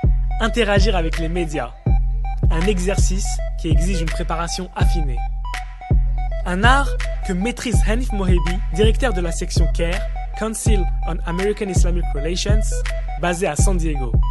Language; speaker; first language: French; native; French